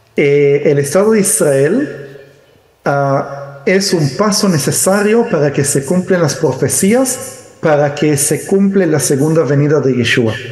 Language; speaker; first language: Spanish; early bilingual, heritage; Spanish